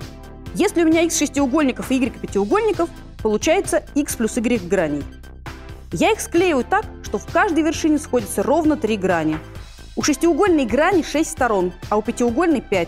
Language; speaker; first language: Russian; native; Russian